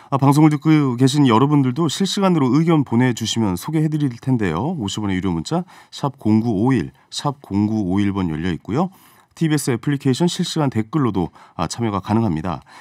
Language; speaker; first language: Korean; native; Korean